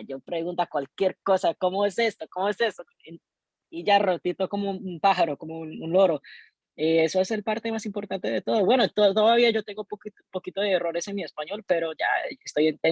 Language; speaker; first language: Spanish; non-native, learner; English